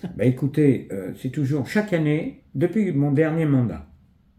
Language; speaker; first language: French; native; French